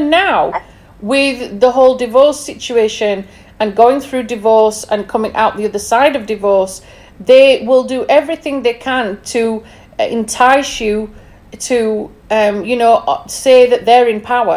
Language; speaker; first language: English; native; English